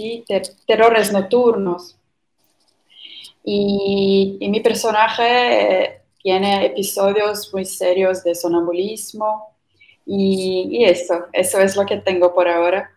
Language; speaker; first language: Spanish; non-native, fluent; Portuguese